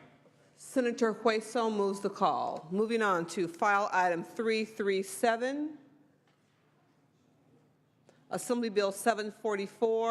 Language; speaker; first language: English; native; English